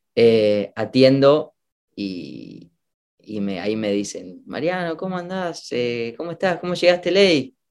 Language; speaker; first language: Spanish; native; Spanish